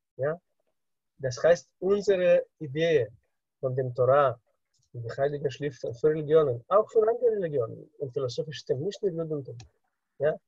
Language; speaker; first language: German; non-native, fluent; Russian